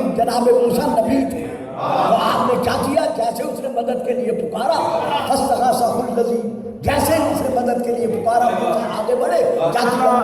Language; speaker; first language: Urdu; non-native, local second language; Punjabi